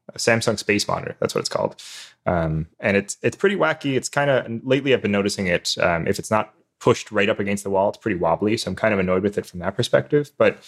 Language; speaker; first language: English; native; English